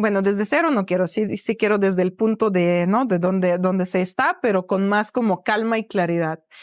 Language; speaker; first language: Spanish; non-native, fluent; Ukrainian